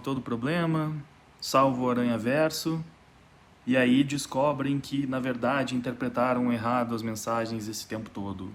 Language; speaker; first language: Portuguese; native; Portuguese